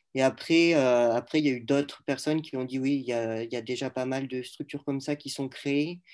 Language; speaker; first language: French; native; French